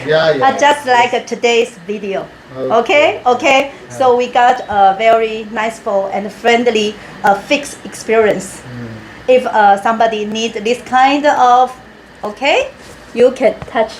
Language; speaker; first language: English; non-native, learner; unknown